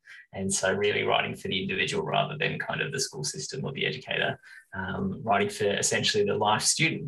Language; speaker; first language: English; native; English